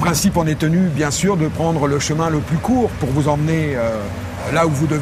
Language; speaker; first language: French; native; French